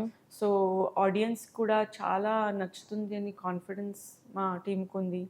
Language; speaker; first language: Telugu; non-native, local second language; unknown